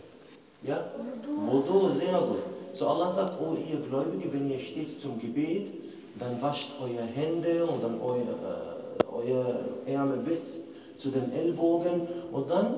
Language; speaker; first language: German; non-native, fluent; Arabic